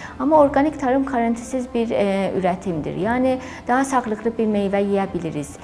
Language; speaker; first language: Turkish; non-native, fluent; Azerbaijani